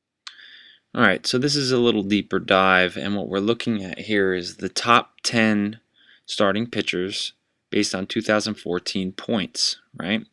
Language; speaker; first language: English; native; English